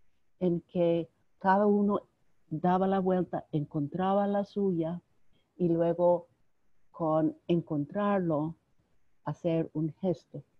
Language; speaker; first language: Spanish; non-native, fluent; English